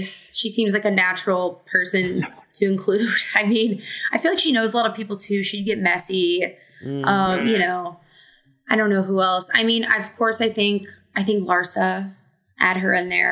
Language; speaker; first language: English; native; English